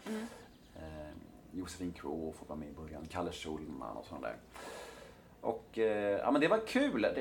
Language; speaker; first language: Swedish; native; Swedish